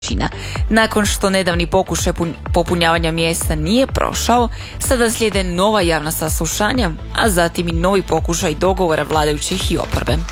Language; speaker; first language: Croatian; native; Croatian